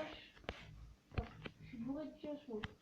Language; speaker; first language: French; native; French